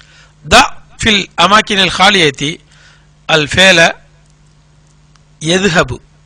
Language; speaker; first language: Arabic; non-native, fluent; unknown